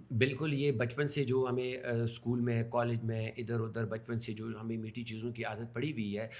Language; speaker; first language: Urdu; non-native, local second language; Pashto